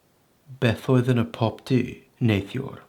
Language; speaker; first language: Welsh; non-native, local second language; English